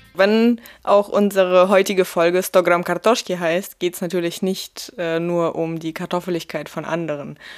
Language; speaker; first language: German; early bilingual, other home language; Russian